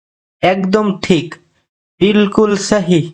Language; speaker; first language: Hindi; non-native, local second language; Bangla